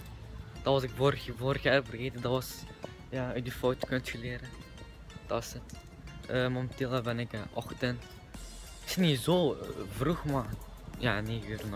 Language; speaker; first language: Dutch; early bilingual, heritage; Turkish